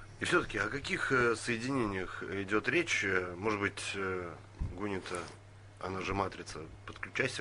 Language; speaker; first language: Russian; native; Russian